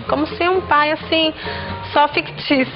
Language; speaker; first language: Portuguese; native; Portuguese